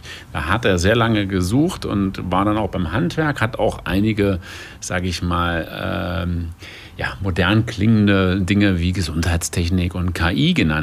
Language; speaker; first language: German; native; German